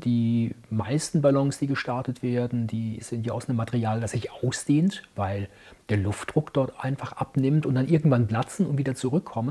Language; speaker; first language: German; native; German